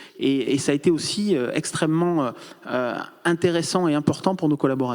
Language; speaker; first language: French; native; French